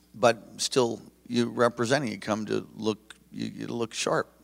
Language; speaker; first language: English; native; English